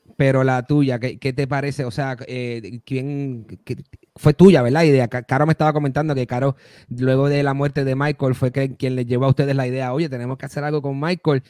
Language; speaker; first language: Spanish; native; Spanish